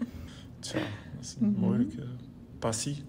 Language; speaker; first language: Dutch; non-native, local second language; French